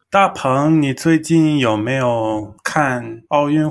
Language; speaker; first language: Chinese; non-native, learner; English